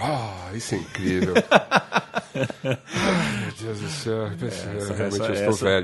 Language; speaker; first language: Portuguese; native; Portuguese